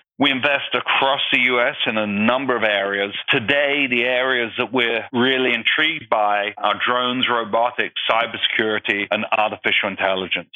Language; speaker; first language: English; native; English